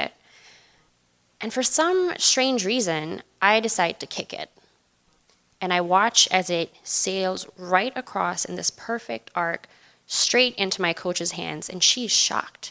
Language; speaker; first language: English; non-native, local second language; Urdu